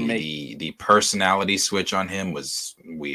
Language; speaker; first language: English; native; English